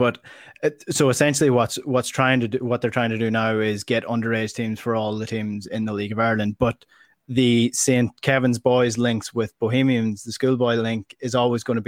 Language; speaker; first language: English; native; English